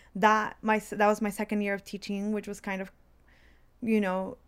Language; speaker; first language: English; early bilingual, other home language; Spanish